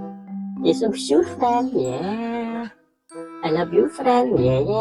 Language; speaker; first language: English; non-native, learner; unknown